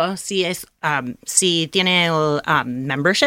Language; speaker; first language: Spanish; non-native, learner; English